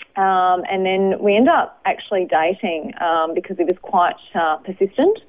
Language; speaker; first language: English; native; English